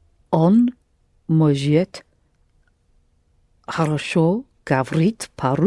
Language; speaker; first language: Russian; non-native, learner; English